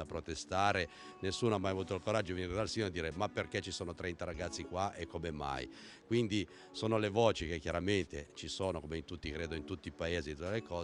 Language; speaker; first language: Italian; native; Italian